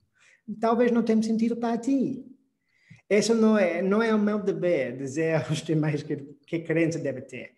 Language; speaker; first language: Portuguese; non-native, fluent; English